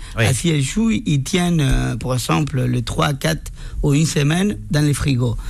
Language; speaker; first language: French; non-native, fluent; Spanish